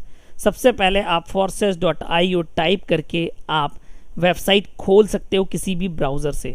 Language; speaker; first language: Hindi; native; Hindi